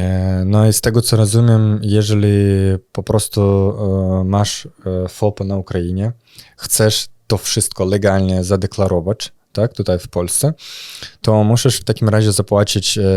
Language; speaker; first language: Polish; non-native, fluent; Russian